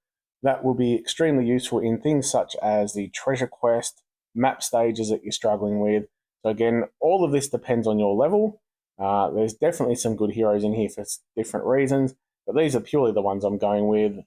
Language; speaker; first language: English; native; English